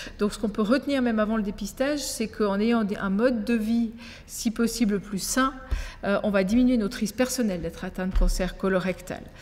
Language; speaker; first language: French; native; French